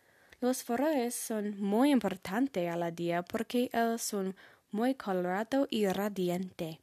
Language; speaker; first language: Spanish; non-native, learner; English